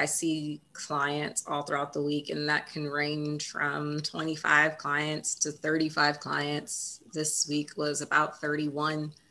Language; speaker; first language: English; native; English